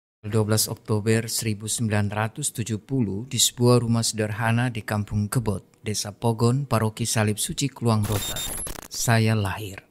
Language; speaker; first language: Indonesian; non-native, local second language; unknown